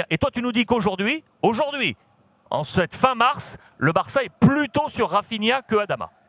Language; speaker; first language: French; native; French